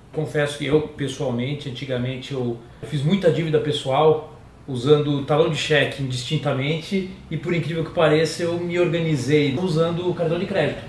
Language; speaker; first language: Portuguese; native; Portuguese